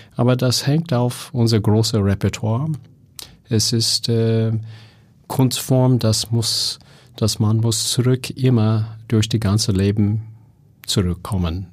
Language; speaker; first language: German; non-native, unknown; English